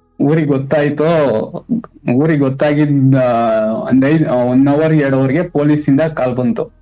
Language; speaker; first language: Kannada; native; Kannada